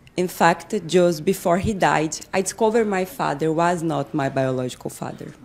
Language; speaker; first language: English; non-native, learner; Portuguese